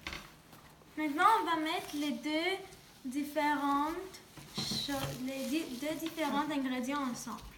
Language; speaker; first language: French; non-native, local second language; English